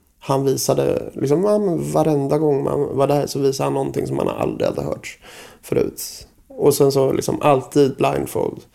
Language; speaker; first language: Swedish; native; Swedish